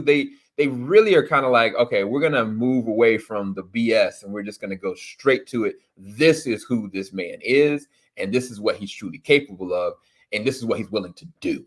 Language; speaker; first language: English; native; English